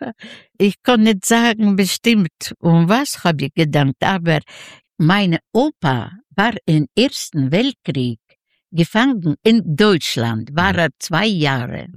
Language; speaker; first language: German; non-native, learner; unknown